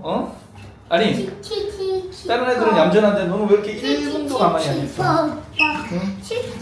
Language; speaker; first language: Korean; native; Korean